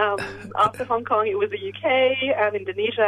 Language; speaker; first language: English; non-native, local second language; French